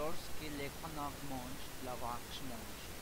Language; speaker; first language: French; non-native, learner; Spanish